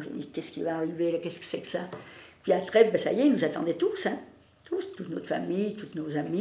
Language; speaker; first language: French; native; French